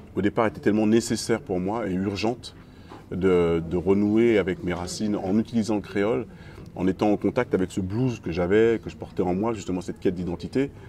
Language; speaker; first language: French; native; French